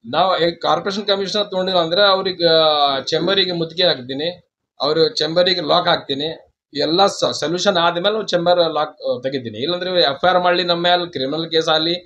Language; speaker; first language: Kannada; non-native, local second language; Urdu